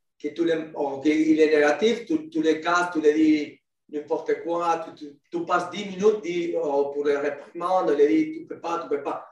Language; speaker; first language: French; non-native, learner; Spanish